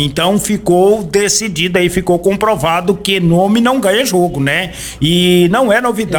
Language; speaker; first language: Portuguese; native; Portuguese